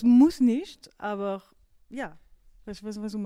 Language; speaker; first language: German; non-native, fluent; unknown